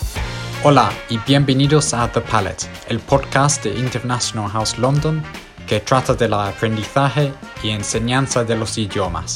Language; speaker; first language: Spanish; non-native, fluent; English